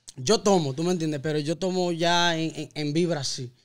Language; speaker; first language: Spanish; early bilingual, other home language; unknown